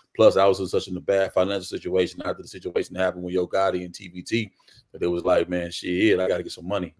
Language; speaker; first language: English; native; English